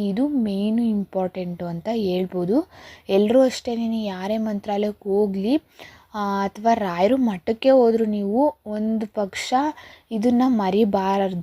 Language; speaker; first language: Kannada; native; Kannada